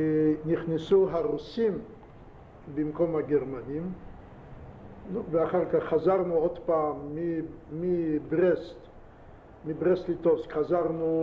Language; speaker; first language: Hebrew; non-native, fluent; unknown